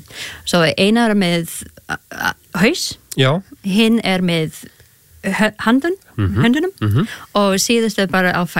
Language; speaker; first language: Icelandic; non-native, learner; English